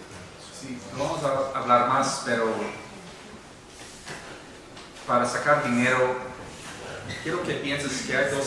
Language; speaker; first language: Spanish; non-native, fluent; English